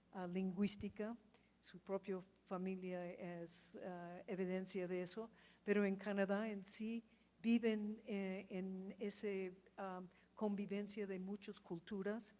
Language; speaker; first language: Spanish; non-native, fluent; English